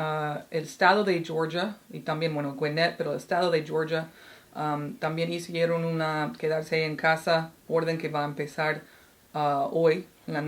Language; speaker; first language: Spanish; non-native, fluent; English